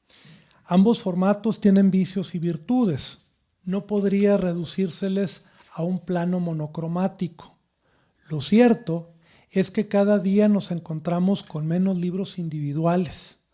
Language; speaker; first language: Spanish; native; Spanish